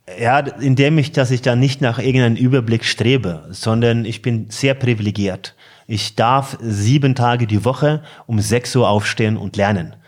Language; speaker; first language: German; non-native, fluent; Norwegian